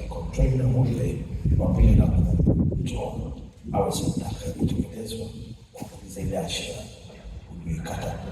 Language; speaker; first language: Swahili; non-native, local second language; Masai